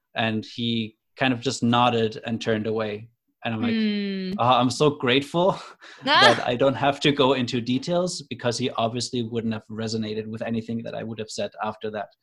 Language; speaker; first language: English; non-native, fluent; German